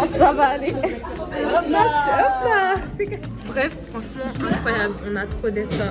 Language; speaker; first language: French; native; French